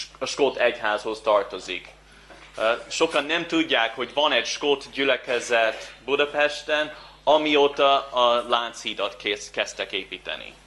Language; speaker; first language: Hungarian; non-native, fluent; English